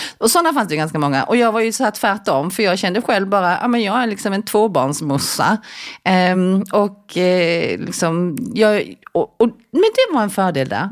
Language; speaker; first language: Swedish; early bilingual, other home language; Korean